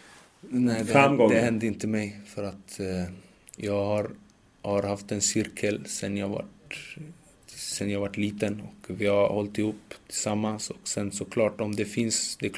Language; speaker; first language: Swedish; early bilingual, other home language; Macedonian